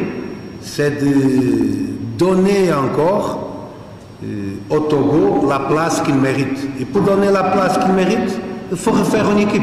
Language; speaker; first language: French; non-native, fluent; Portuguese